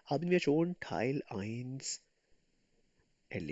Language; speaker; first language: German; non-native, fluent; Urdu